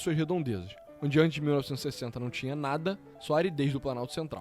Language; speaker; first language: Portuguese; native; Portuguese